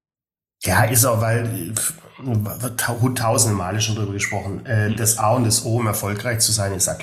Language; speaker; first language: German; native; German